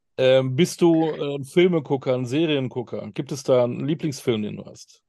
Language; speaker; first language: German; native; German